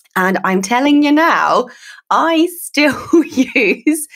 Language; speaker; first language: English; native; English